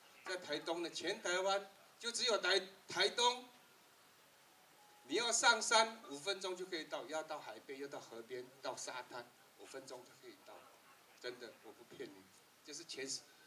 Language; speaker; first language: Chinese; native; Chinese